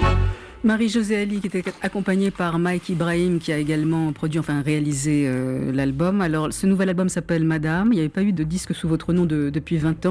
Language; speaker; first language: French; native; French